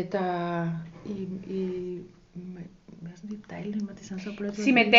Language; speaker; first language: Greek; non-native, learner; German